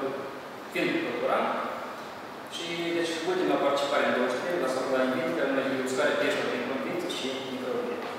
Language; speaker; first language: Romanian; native; Romanian